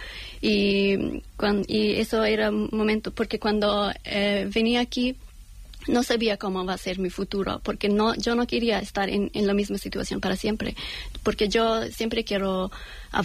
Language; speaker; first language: Spanish; non-native, learner; Persian